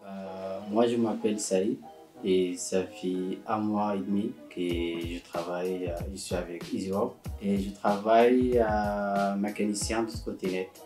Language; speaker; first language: French; non-native, learner; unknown